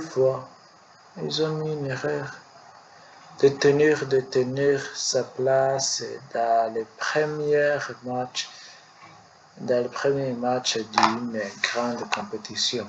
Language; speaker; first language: French; non-native, learner; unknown